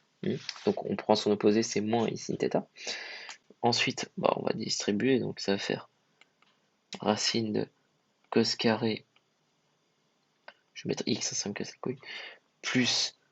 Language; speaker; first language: French; native; French